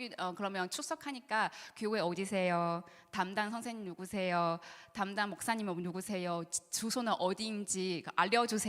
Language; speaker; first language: Korean; non-native, learner; Chinese